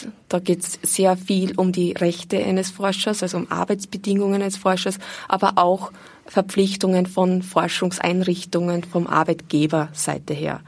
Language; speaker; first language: German; native; German